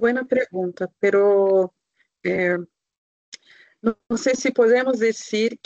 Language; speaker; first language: Spanish; non-native, fluent; Portuguese